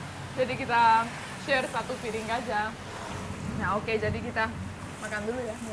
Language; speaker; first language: Indonesian; non-native, fluent; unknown